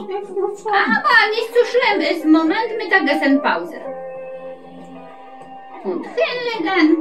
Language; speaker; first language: German; non-native, learner; Polish